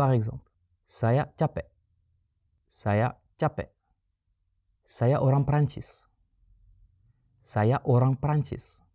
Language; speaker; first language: Indonesian; non-native, fluent; French